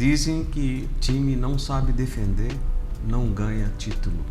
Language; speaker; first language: Portuguese; non-native, fluent; Arabic